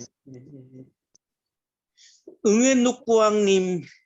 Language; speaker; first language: Korean; native; Korean